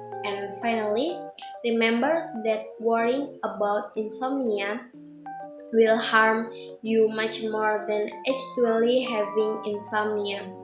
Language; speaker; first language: English; non-native, fluent; Indonesian